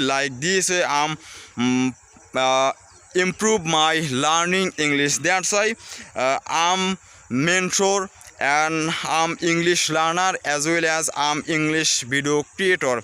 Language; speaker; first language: English; non-native, learner; Bangla